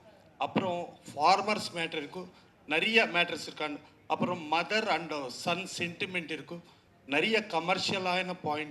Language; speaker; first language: Tamil; non-native, learner; Telugu